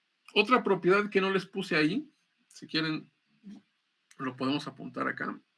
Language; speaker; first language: Spanish; native; Spanish